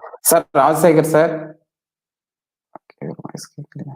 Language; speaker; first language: English; non-native, local second language; Tamil